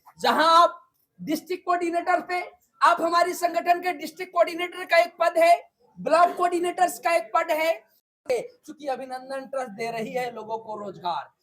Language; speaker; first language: Hindi; native; Hindi